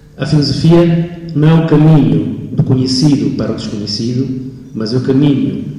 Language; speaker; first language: Portuguese; non-native, fluent; Italian